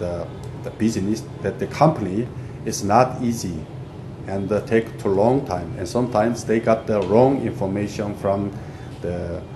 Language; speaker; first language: English; non-native, fluent; Korean